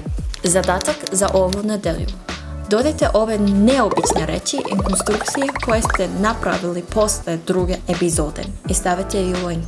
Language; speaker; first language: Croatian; non-native, fluent; English